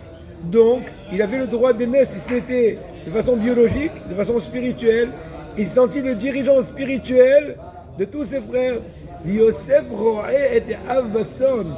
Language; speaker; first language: French; native; French